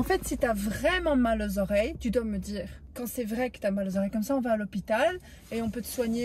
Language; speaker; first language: French; native; French